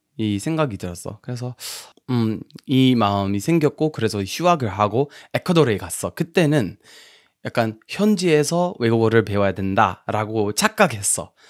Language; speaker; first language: Korean; non-native, fluent; English